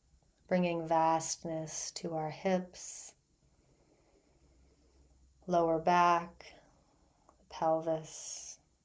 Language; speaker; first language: English; native; English